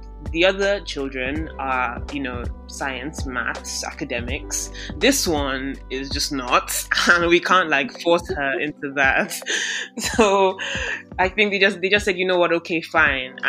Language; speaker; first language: English; non-native, local second language; Yoruba